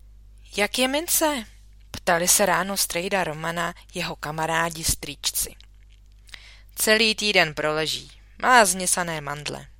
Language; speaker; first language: Czech; native; Czech